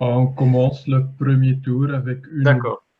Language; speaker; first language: French; non-native, fluent; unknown